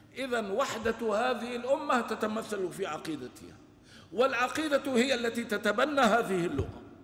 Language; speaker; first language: Arabic; non-native, local second language; Kurdish